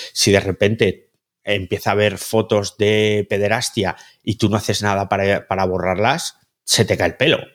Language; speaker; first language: Spanish; native; Spanish